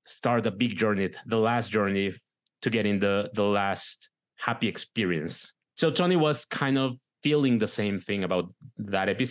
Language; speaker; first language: English; non-native, fluent; Spanish